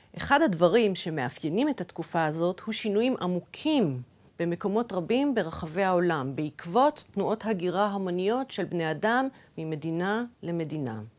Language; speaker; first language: Hebrew; early bilingual, other home language; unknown